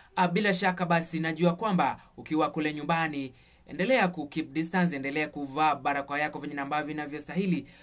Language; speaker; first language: Swahili; non-native, local second language; Gusii